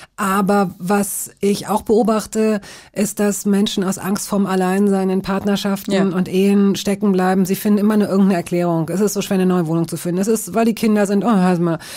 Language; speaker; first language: German; native; German